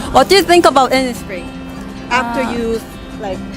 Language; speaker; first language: English; non-native, learner; Korean